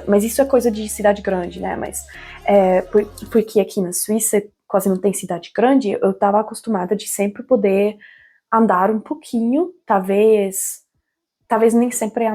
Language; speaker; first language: Portuguese; non-native, fluent; German